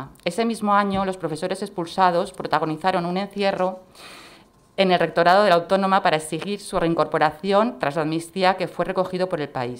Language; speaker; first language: Spanish; native; Spanish